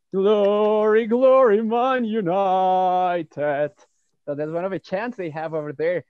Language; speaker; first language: English; non-native, fluent; Spanish